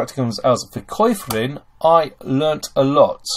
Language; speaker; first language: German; non-native, fluent; English